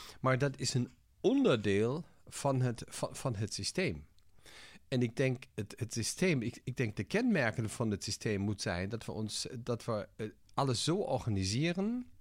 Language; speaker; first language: Dutch; non-native, fluent; German